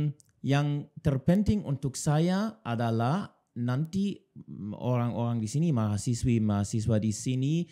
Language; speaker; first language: Indonesian; non-native, learner; German